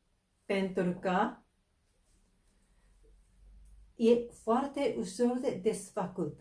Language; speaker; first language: Romanian; non-native, fluent; Japanese